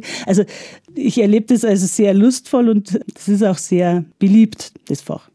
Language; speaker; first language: German; native; German